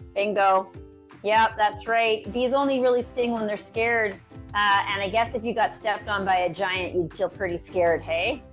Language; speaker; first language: English; native; English